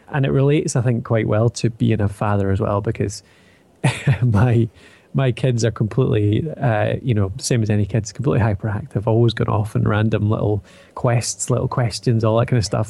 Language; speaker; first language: English; native; English